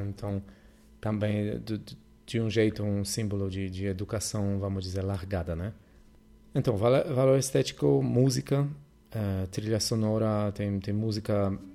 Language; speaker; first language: Portuguese; non-native, fluent; Polish